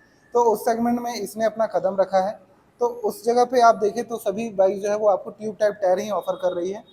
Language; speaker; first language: Hindi; native; Hindi